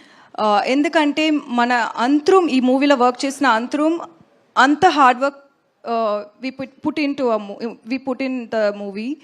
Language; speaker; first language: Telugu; non-native, learner; Tamil